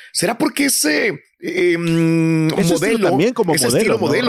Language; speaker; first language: Spanish; native; Spanish